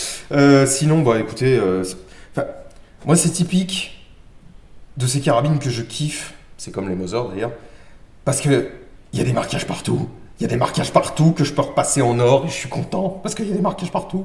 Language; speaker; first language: French; native; French